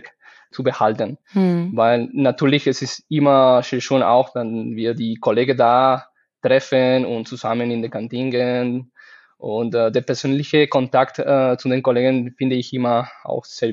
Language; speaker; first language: German; non-native, learner; Spanish